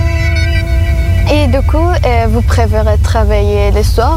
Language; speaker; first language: French; non-native, fluent; Persian